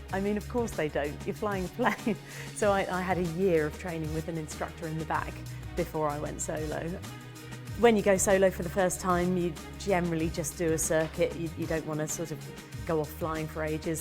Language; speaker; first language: English; native; English